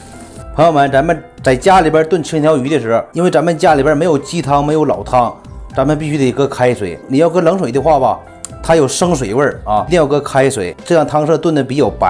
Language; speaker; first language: Chinese; native; Chinese